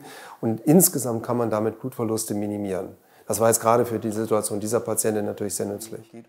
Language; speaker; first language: German; native; German